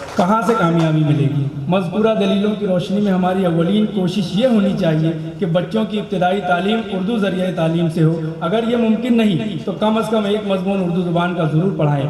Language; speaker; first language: Urdu; native; Urdu